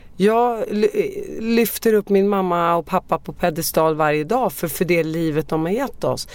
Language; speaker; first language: Swedish; early bilingual, other home language; Arabic